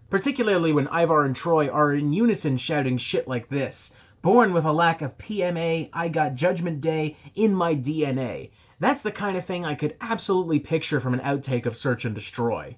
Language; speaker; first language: English; native; English